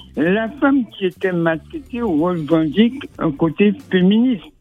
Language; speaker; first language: French; native; French